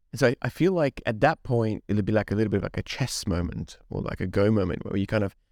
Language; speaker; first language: English; non-native, fluent; Hungarian